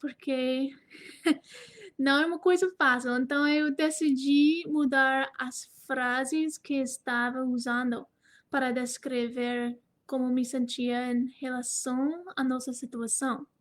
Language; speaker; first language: Portuguese; non-native, fluent; English